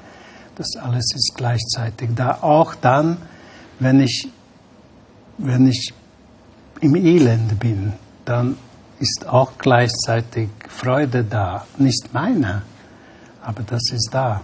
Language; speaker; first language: German; non-native, fluent; Hungarian